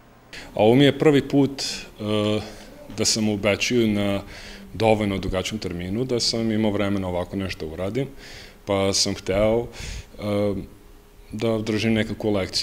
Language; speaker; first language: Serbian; early bilingual, heritage; Serbian